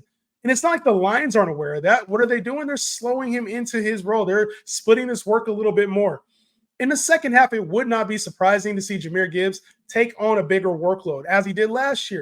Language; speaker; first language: English; native; English